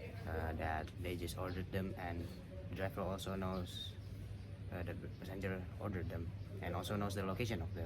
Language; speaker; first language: English; non-native, fluent; Indonesian